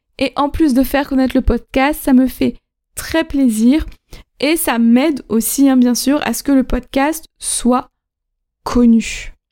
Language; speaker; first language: French; native; French